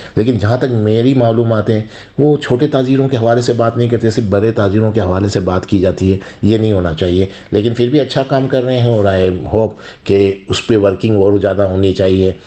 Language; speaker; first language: Urdu; non-native, local second language; Sindhi